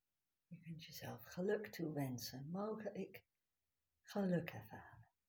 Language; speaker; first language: Dutch; non-native, fluent; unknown